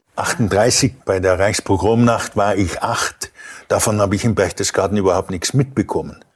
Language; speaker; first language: German; native; German